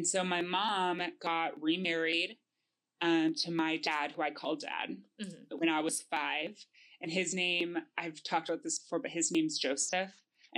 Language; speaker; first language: English; native; English